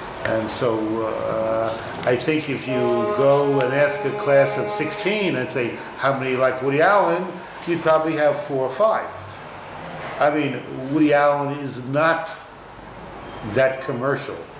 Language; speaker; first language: English; native; English